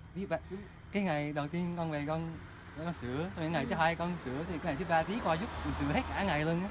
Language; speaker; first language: Vietnamese; early bilingual, other home language; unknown